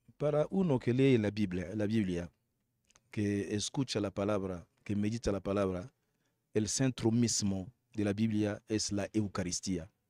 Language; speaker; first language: Spanish; non-native, fluent; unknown